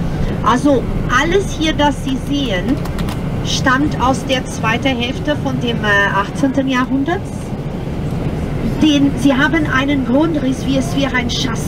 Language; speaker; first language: German; non-native, fluent; Portuguese